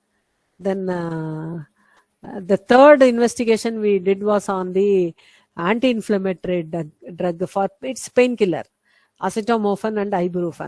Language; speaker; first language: English; non-native, local second language; Tamil